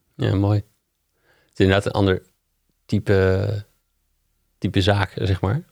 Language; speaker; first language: Dutch; non-native, fluent; English